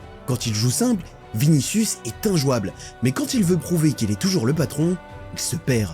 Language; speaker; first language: French; native; French